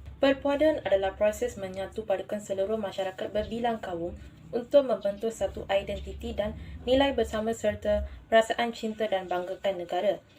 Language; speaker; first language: Malay; non-native, local second language; Tamil